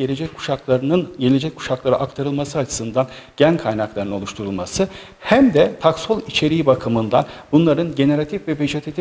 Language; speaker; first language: Turkish; native; Turkish